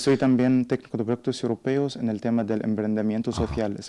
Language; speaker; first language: Spanish; non-native, learner; Arabic